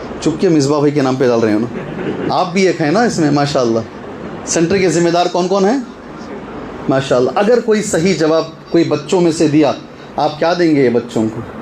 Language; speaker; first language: Urdu; native; Urdu